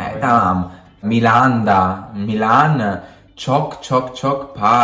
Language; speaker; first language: Turkish; non-native, learner; Italian